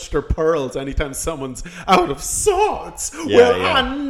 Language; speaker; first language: English; native; English